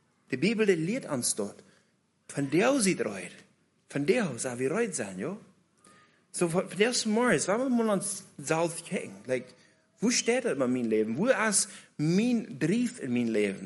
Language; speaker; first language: German; native; German